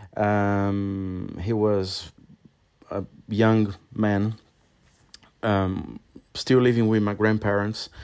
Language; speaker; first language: English; non-native, fluent; Portuguese